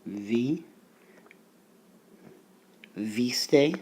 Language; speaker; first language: Spanish; non-native, fluent; English